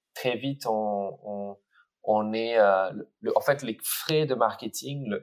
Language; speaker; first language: French; early bilingual, other home language; English